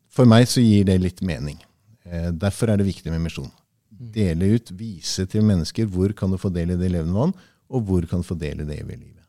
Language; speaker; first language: Norwegian; early bilingual, heritage; Norwegian